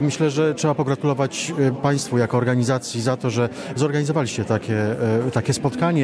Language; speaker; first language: Polish; native; Polish